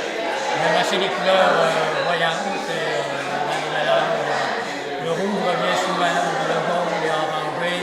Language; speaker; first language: French; native; French